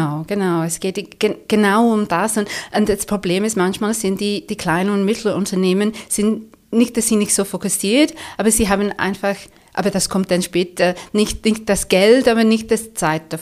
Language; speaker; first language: German; non-native, fluent; English